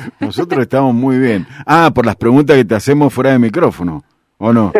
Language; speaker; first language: Spanish; native; Spanish